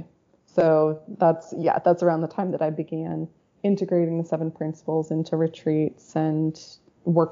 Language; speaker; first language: English; native; English